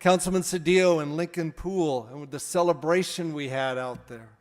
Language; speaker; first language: English; native; English